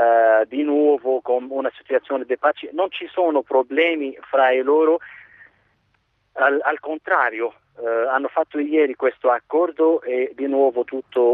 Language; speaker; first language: Italian; non-native, fluent; Arabic